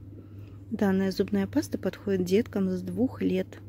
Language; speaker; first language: Russian; native; Russian